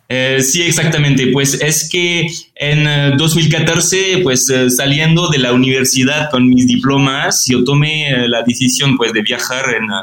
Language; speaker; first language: Spanish; non-native, fluent; French